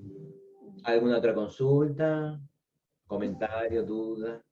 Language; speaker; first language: Spanish; native; Spanish